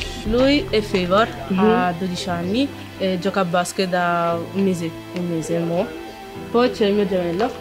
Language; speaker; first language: Italian; early bilingual, other home language; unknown